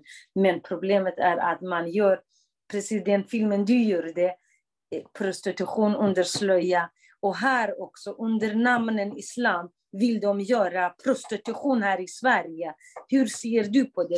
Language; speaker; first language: Swedish; non-native, fluent; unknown